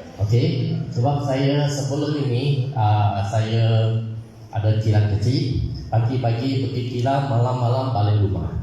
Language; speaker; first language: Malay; non-native, local second language; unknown